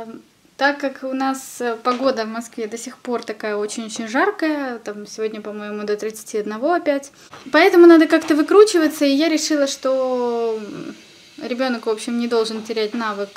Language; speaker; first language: Russian; native; Russian